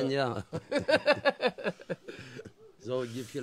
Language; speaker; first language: German; non-native, learner; Turkish